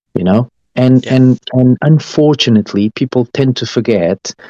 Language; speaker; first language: English; non-native, fluent; Portuguese